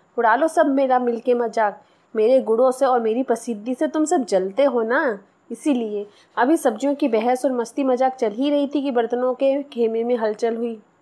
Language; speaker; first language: Hindi; non-native, local second language; Marathi